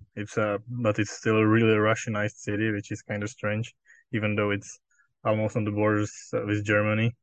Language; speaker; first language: English; non-native, fluent; Czech